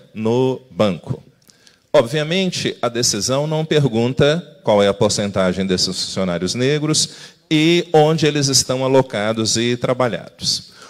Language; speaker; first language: Portuguese; native; Portuguese